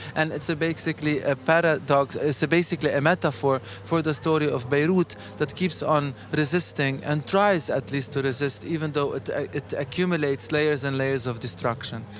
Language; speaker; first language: English; non-native, fluent; Arabic